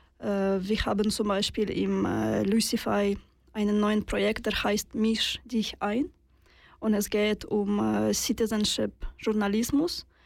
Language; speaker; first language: German; non-native, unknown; Russian